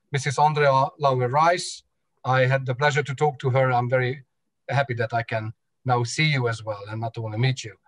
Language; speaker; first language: English; non-native, fluent; Hungarian